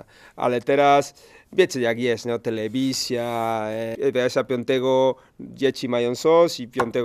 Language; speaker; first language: Polish; non-native, learner; Spanish